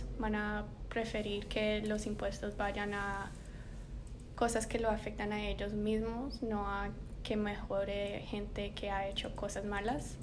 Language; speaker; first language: Spanish; early bilingual, heritage; Spanish